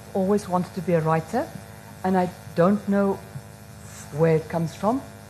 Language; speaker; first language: English; non-native, local second language; Afrikaans